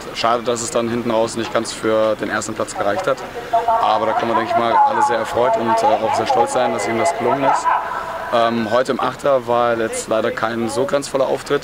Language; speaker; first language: German; native; German